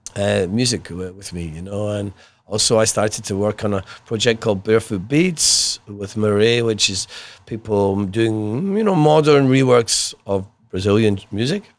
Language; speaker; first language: English; native; English